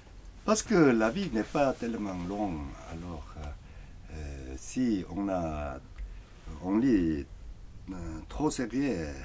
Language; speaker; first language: French; non-native, learner; Korean